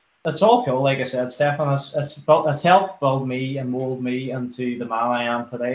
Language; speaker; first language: English; native; English